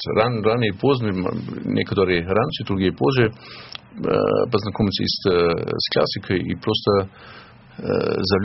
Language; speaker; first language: Russian; non-native, fluent; German